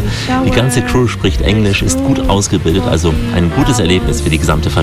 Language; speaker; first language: German; native; German